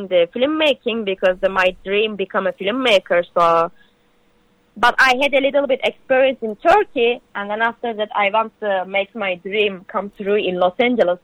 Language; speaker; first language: English; non-native, learner; Turkish